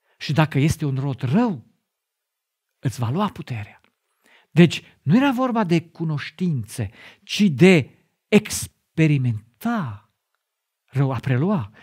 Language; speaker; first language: Romanian; non-native, fluent; German